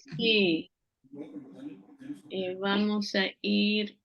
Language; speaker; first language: Spanish; non-native, fluent; French